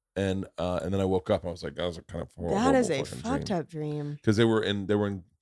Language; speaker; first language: English; native; English